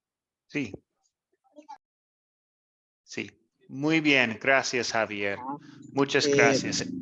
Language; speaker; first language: Spanish; non-native, fluent; English